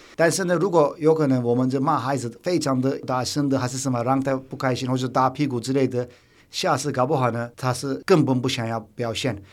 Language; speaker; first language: Chinese; non-native, fluent; Turkish